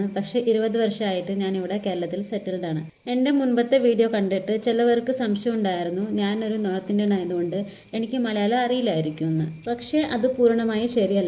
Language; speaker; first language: Malayalam; non-native, local second language; Hindi